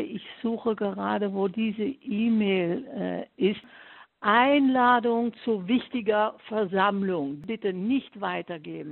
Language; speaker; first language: German; non-native, fluent; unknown